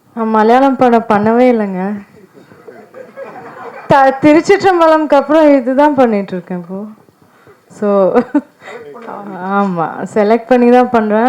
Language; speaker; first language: Tamil; non-native, local second language; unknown